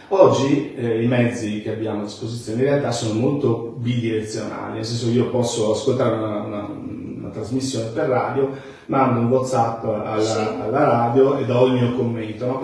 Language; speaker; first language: Italian; native; Italian